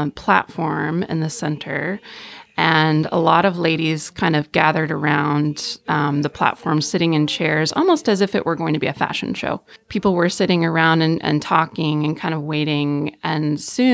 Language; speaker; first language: English; native; English